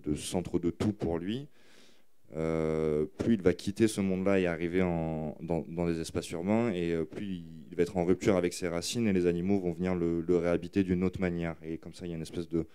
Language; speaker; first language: French; native; French